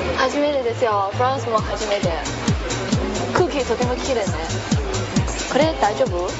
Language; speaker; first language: Japanese; non-native, learner; Chinese